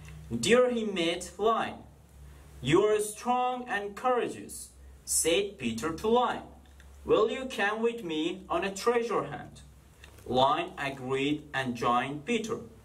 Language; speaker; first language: English; non-native, fluent; Persian